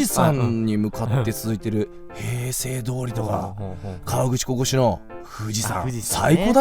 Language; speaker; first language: Japanese; native; Japanese